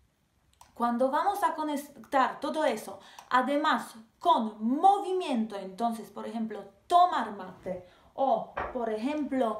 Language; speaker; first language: Spanish; non-native, fluent; Polish